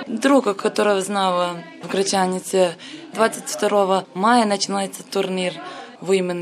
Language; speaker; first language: Russian; non-native, learner; Serbian